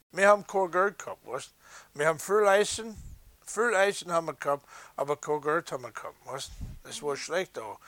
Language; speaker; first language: German; early bilingual, heritage; English